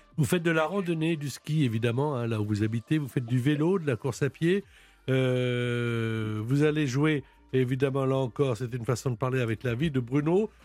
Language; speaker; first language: French; native; French